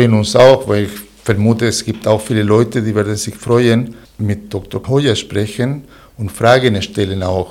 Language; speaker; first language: German; non-native, fluent; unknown